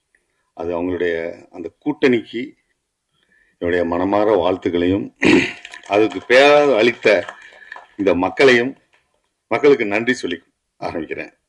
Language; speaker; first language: Tamil; native; Tamil